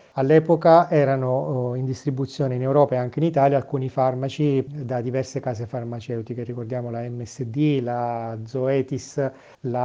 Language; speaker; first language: Italian; native; Italian